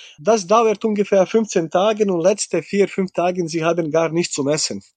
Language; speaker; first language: German; non-native, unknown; Bosnian